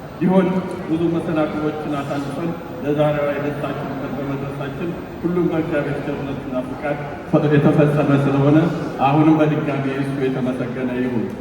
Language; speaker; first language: Amharic; native; Amharic